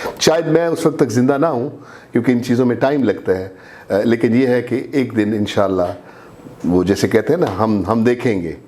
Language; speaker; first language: Urdu; non-native, local second language; Saraiki